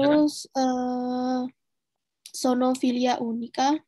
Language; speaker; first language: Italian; non-native, learner; Indonesian